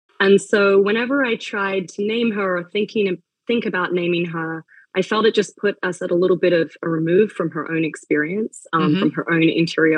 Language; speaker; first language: English; native; English